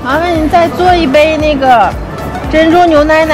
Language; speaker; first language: Chinese; native; Chinese